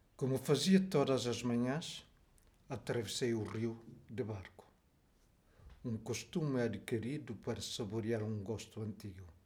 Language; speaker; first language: Portuguese; non-native, local second language; Tetum